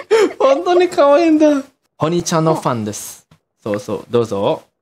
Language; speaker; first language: Japanese; non-native, learner; Indonesian